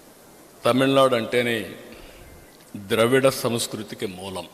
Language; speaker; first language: Telugu; native; Telugu